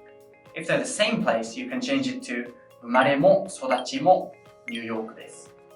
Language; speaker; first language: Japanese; non-native, fluent; English